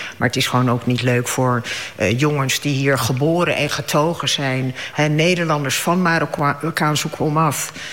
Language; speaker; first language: Dutch; early bilingual, other home language; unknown